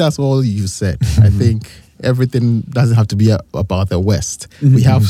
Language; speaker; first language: English; non-native, local second language; Akan